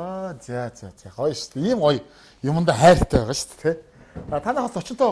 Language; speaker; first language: Mongolian; native; Mongolian